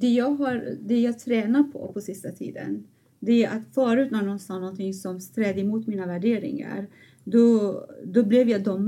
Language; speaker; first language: Swedish; non-native, fluent; Persian